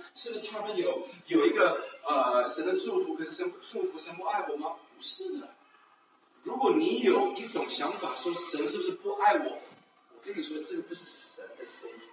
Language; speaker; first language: Chinese; early bilingual, heritage; Chinese